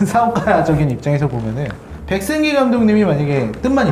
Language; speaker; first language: Korean; native; Korean